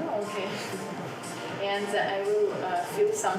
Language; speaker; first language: English; non-native, learner; Russian